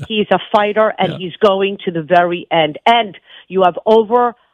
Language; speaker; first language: English; native; English